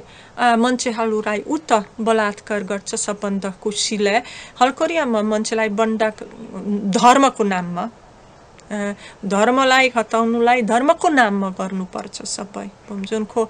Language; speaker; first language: Nepali; non-native, fluent; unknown